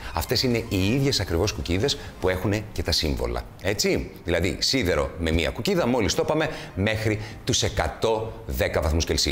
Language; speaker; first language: Greek; native; Greek